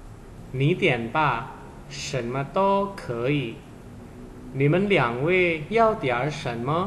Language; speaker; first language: Chinese; non-native, fluent; Indonesian